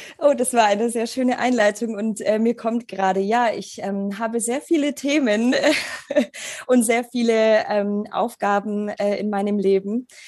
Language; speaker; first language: German; early bilingual, other home language; Polish